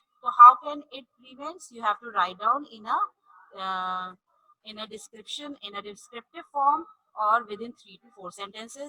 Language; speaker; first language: English; non-native, local second language; Urdu